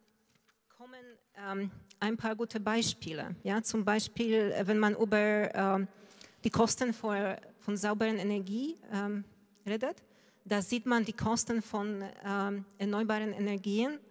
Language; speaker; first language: German; non-native, fluent; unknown